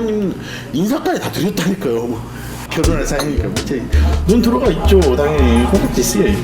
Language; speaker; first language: Korean; native; Korean